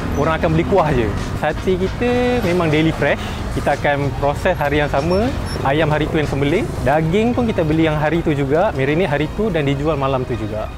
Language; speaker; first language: Malay; native; Malay